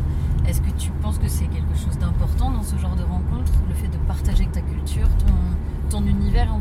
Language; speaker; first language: French; native; French